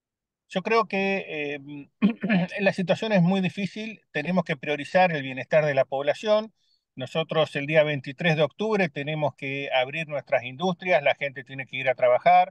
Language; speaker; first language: Spanish; native; Spanish